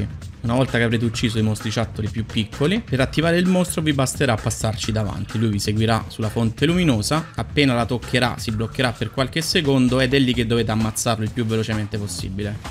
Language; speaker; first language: Italian; native; Italian